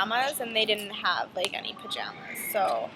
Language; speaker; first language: English; native; English